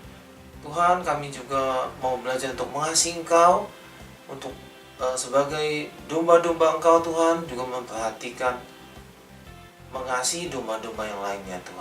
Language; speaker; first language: Indonesian; native; Indonesian